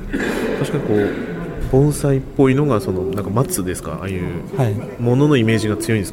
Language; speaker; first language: Japanese; native; Japanese